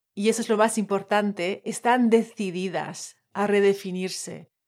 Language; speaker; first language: Spanish; non-native, fluent; French